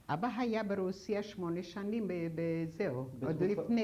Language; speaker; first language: Hebrew; non-native, fluent; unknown